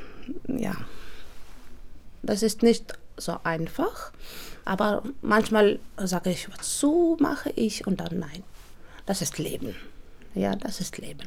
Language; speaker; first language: German; non-native, learner; Russian